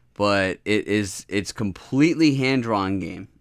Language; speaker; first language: English; native; English